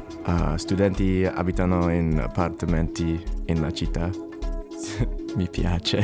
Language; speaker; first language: Italian; non-native, learner; English